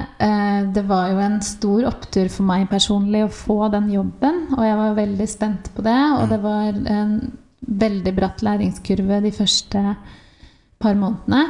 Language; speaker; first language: Norwegian; native; Norwegian